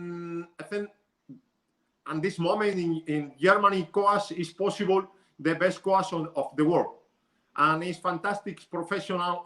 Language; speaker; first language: English; non-native, learner; Spanish